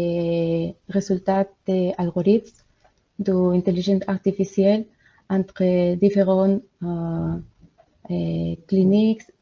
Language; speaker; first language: French; non-native, learner; Spanish